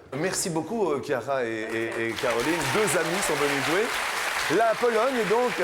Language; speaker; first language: French; native; French